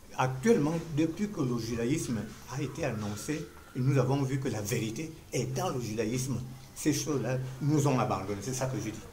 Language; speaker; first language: French; non-native, local second language; Fang